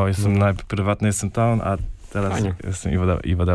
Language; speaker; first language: Polish; early bilingual, heritage; Polish